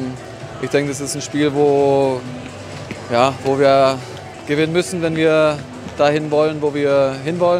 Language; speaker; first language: German; native; German